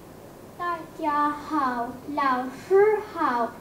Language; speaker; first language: Chinese; non-native, learner; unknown